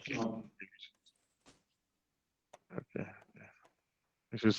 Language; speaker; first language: English; non-native, local second language; Hindi